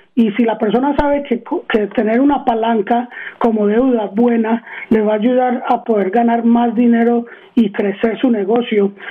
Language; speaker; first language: Spanish; early bilingual, heritage; Spanish